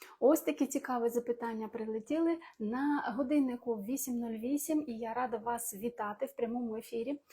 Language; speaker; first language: Ukrainian; non-native, local second language; Russian